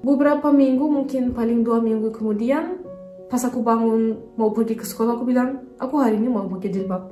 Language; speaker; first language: Indonesian; non-native, fluent; Turkish